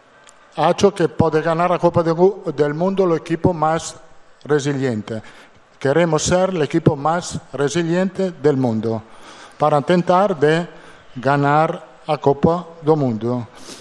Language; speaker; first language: Portuguese; non-native, fluent; Italian